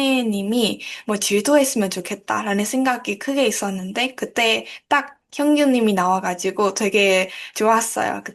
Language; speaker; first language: Korean; non-native, learner; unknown